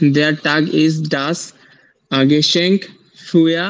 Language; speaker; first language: German; non-native, learner; Bangla